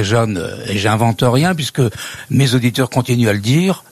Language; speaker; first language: French; native; French